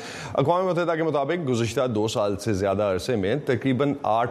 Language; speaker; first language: Urdu; native; Urdu